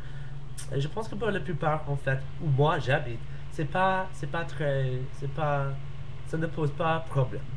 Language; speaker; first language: French; non-native, learner; English